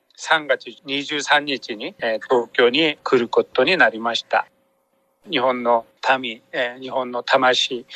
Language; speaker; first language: Japanese; non-native, fluent; Korean